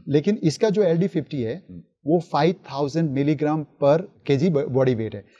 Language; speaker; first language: Hindi; native; Hindi